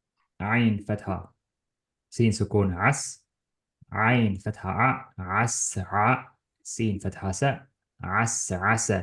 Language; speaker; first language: Arabic; non-native, fluent; Estonian